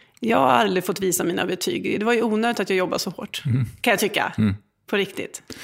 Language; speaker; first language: Swedish; native; Swedish